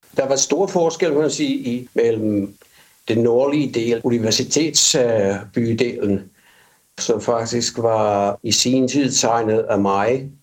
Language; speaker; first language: Danish; non-native, fluent; Finnish